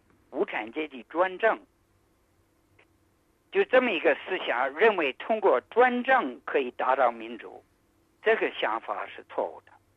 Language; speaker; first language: Chinese; non-native, fluent; English